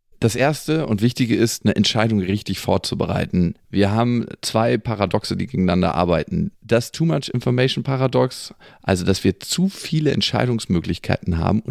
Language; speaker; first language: German; native; German